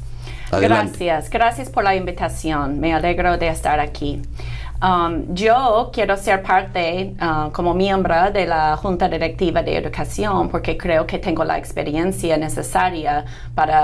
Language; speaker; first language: Spanish; non-native, fluent; English